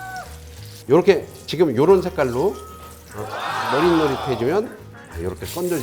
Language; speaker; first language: Korean; native; Korean